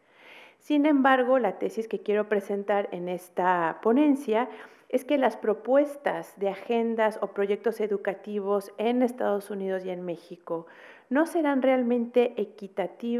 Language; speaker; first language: Spanish; native; Spanish